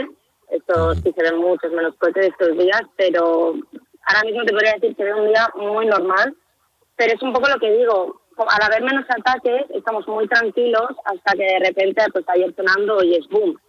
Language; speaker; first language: Spanish; native; Spanish